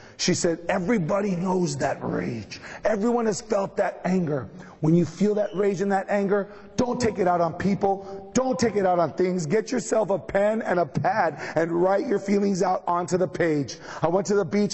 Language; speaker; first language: English; early bilingual, other home language; Spanish